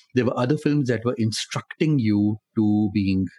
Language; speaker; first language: English; non-native, local second language; Hindi